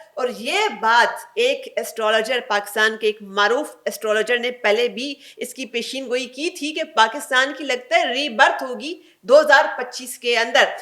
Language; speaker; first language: Urdu; native; Urdu